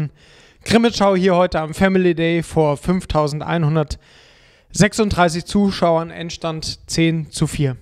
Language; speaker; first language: German; native; German